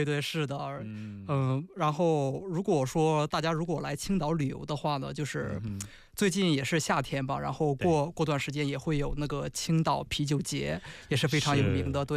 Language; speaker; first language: Chinese; native; Chinese